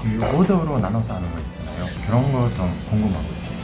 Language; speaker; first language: Korean; non-native, learner; Mongolian